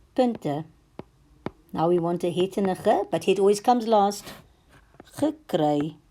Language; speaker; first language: Afrikaans; non-native, local second language; English